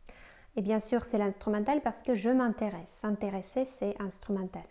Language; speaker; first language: French; non-native, fluent; Russian